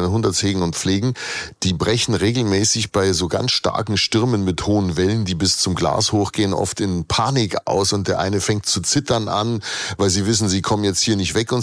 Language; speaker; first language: German; native; German